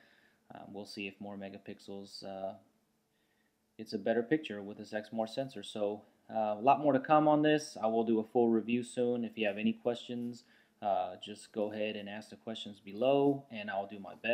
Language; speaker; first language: English; native; English